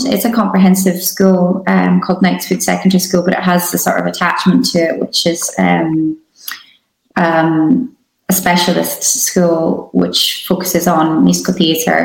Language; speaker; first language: English; native; English